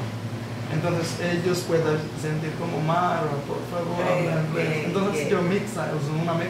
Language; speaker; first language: Spanish; non-native, learner; English